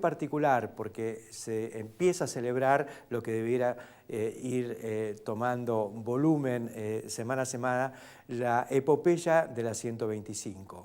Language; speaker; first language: Spanish; native; Spanish